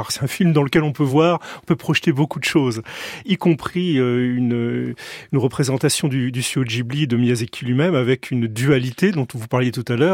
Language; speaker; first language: French; native; French